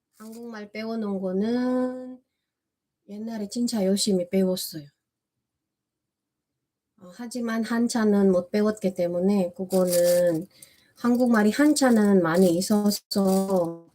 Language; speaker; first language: Korean; non-native, fluent; Filipino